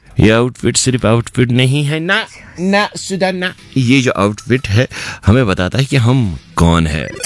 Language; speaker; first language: Urdu; non-native, local second language; Kashmiri